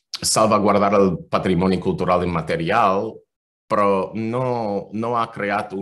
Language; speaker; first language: Catalan; non-native, fluent; English